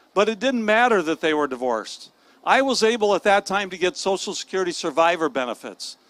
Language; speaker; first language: English; native; English